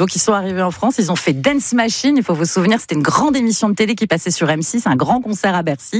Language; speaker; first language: French; native; French